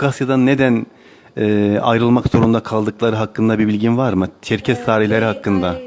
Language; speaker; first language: Turkish; native; Turkish